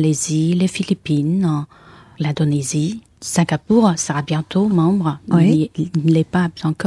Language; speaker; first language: French; non-native, fluent; Chinese